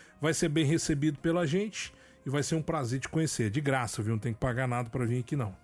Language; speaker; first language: Portuguese; native; Portuguese